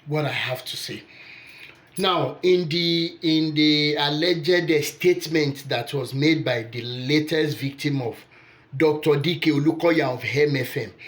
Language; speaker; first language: English; non-native, local second language; Yoruba